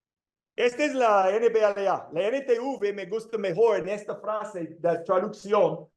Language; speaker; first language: Spanish; non-native, fluent; English